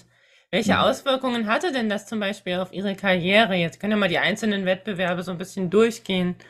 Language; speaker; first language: German; native; German